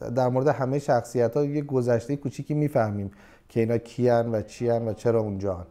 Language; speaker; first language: Persian; native; Persian